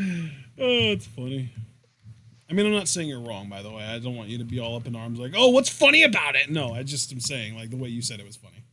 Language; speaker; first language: English; native; English